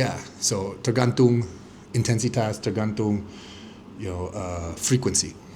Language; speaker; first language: Indonesian; non-native, fluent; English